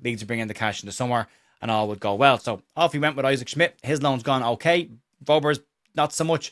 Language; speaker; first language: English; native; English